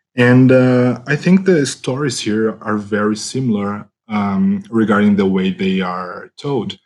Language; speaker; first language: English; non-native, fluent; Portuguese